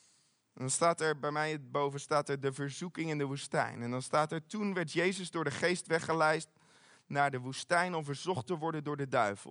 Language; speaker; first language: Dutch; native; Dutch